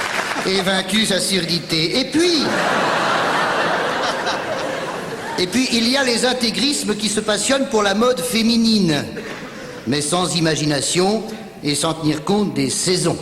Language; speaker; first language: French; native; French